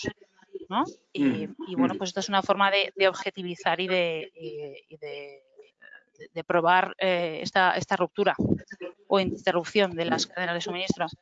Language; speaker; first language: Spanish; native; Spanish